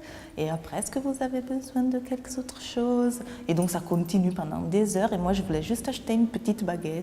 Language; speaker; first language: French; non-native, fluent; Italian